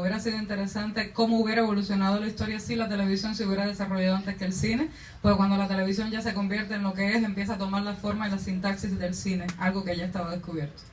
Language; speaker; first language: Spanish; native; Spanish